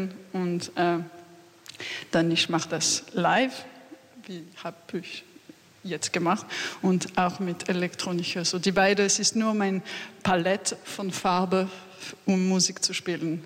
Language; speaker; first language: German; non-native, fluent; French